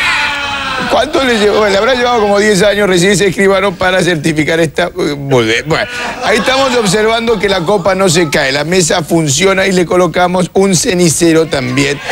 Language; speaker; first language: Spanish; native; Spanish